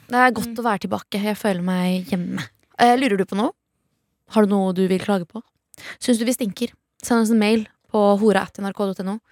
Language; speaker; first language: Norwegian; native; Norwegian